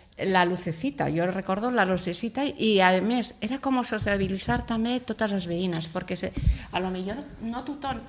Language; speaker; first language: Catalan; non-native, local second language; Spanish